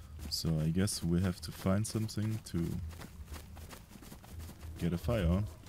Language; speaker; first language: English; non-native, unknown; German